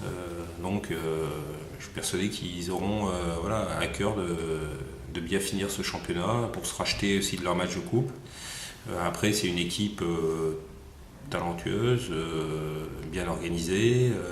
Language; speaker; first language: French; native; French